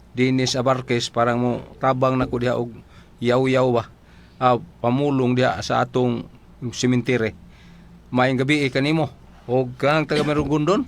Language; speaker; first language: Cebuano; native; Cebuano